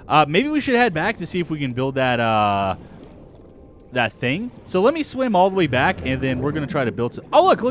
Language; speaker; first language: English; native; English